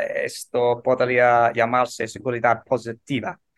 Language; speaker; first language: Spanish; non-native, learner; English